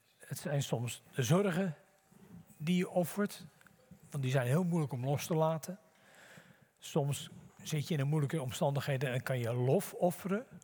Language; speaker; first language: Dutch; native; Dutch